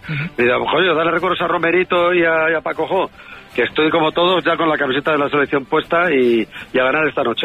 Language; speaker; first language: Spanish; native; Spanish